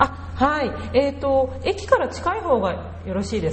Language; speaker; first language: Japanese; native; Japanese